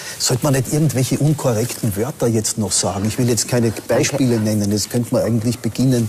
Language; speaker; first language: German; native; German